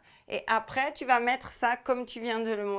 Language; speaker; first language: French; native; French